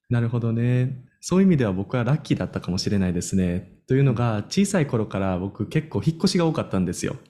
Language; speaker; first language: Japanese; native; Japanese